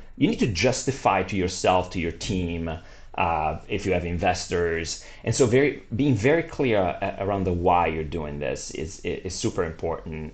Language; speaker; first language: English; non-native, fluent; Italian